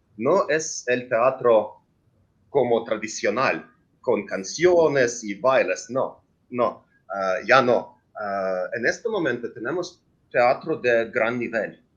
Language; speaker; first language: Spanish; non-native, learner; Ukrainian